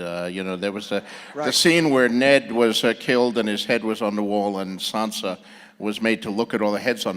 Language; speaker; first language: English; native; English